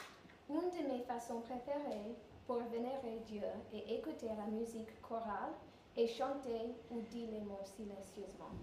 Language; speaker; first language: French; non-native, learner; English